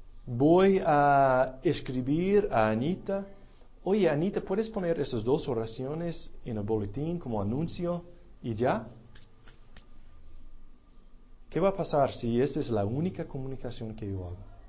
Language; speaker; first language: Spanish; non-native, fluent; English